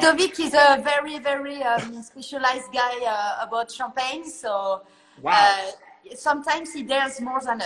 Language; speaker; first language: English; non-native, learner; French